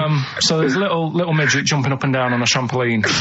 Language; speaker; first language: English; native; English